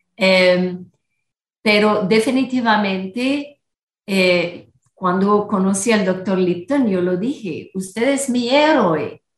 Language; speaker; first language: Spanish; non-native, fluent; English